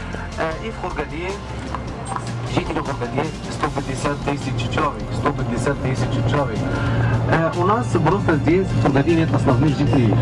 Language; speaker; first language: Russian; non-native, fluent; Arabic